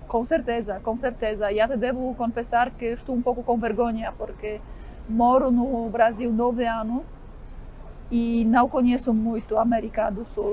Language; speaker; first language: Portuguese; non-native, fluent; Polish